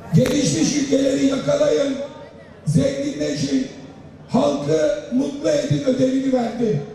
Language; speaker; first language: Turkish; native; Turkish